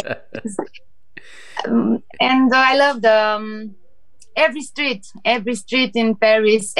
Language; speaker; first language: English; non-native, learner; Romanian